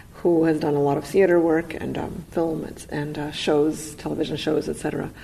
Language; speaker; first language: English; non-native, fluent; Russian